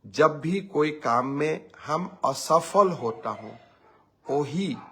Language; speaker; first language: Hindi; non-native, local second language; Assamese